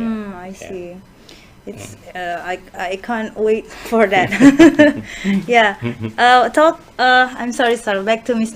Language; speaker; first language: English; non-native, fluent; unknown